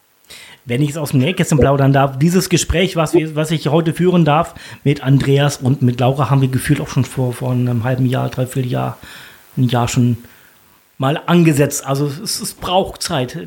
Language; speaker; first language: German; native; German